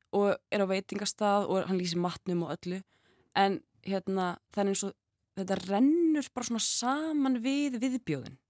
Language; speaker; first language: Icelandic; native; Icelandic